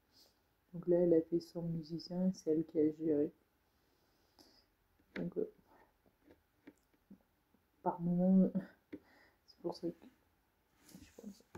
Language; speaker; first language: French; native; French